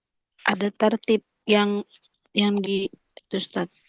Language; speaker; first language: Indonesian; native; Indonesian